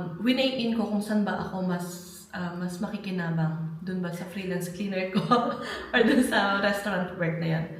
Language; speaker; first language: Filipino; native; Filipino